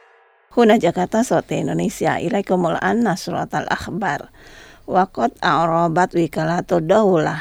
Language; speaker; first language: Arabic; non-native, learner; Indonesian